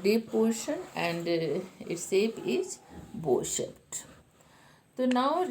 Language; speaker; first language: English; non-native, local second language; Hindi